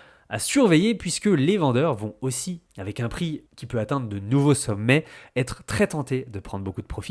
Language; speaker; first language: French; native; French